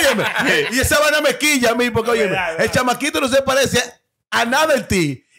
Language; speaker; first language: Spanish; native; Spanish